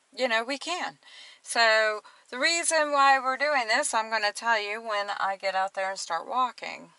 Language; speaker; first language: English; native; English